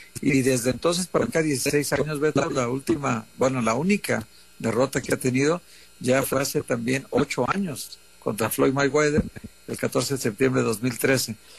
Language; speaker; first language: Spanish; native; Spanish